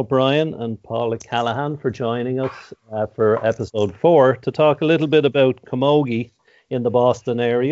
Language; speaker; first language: English; native; English